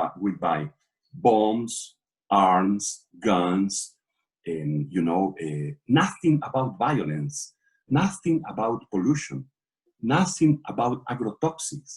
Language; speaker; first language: English; non-native, learner; Portuguese